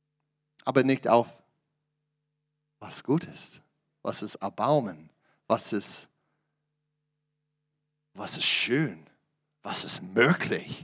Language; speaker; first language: German; non-native, learner; English